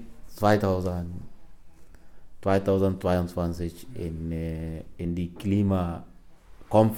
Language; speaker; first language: German; non-native, learner; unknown